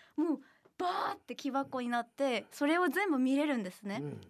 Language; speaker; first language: Japanese; non-native, fluent; Korean